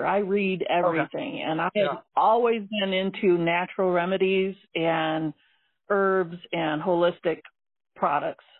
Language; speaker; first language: English; native; English